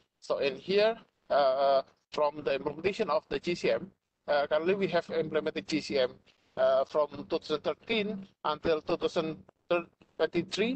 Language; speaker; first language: English; non-native, fluent; Indonesian